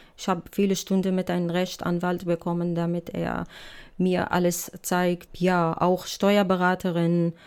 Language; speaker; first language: German; non-native, fluent; Arabic